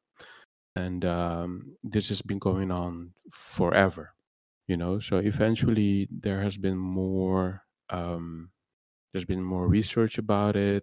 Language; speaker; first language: English; non-native, fluent; Papiamento